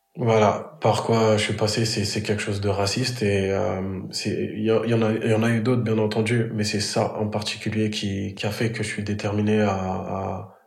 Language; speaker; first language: French; native; French